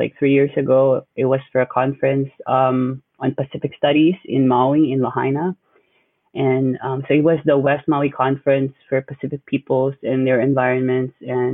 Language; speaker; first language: English; non-native, local second language; Filipino